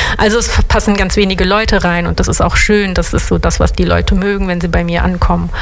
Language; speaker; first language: German; early bilingual, other home language; Italian